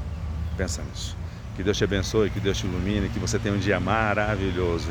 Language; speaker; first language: Portuguese; native; Portuguese